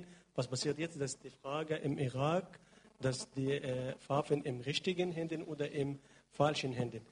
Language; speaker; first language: German; non-native, learner; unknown